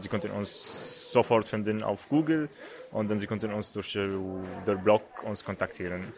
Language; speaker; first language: German; non-native, learner; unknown